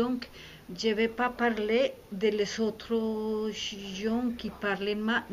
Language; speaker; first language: French; non-native, fluent; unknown